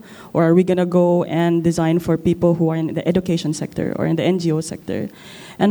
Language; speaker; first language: English; non-native, local second language; Filipino